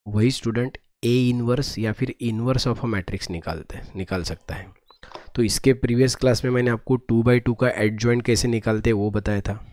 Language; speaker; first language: Hindi; non-native, local second language; Marathi